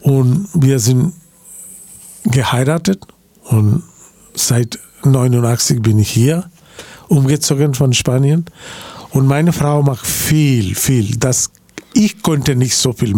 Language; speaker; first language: German; non-native, learner; Bangla